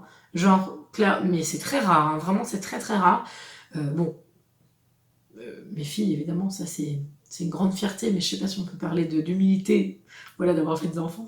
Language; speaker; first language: French; native; French